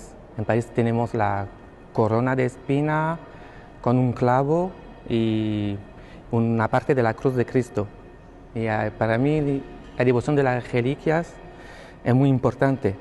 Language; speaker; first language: Spanish; non-native, learner; French